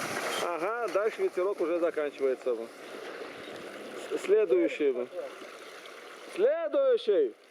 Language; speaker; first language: Russian; native; Russian